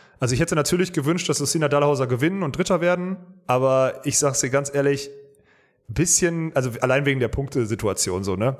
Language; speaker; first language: German; native; German